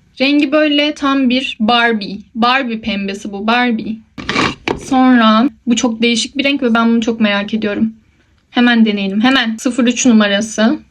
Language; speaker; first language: Turkish; native; Turkish